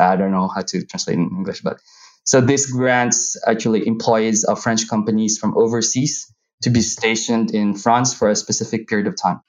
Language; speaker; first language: English; non-native, local second language; Hiligaynon